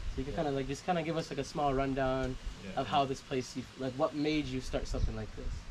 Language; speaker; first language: English; native; English